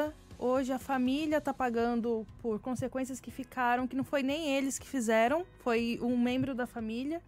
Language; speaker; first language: Portuguese; native; Portuguese